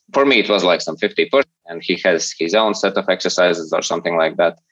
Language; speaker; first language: English; non-native, fluent; Latvian